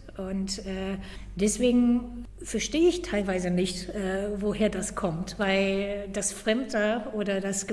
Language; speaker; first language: German; non-native, fluent; English